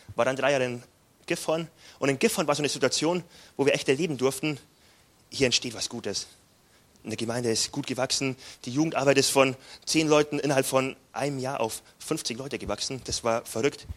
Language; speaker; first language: German; native; German